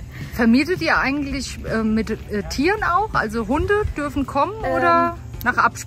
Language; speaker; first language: German; native; German